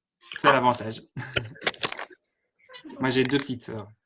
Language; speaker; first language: French; native; French